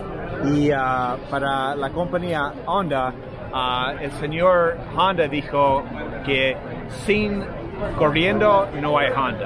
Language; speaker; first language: Spanish; non-native, fluent; English